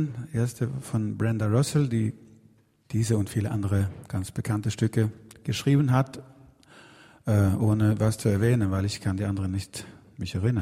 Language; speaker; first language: German; non-native, fluent; Swedish